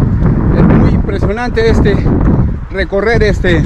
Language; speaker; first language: Spanish; native; Spanish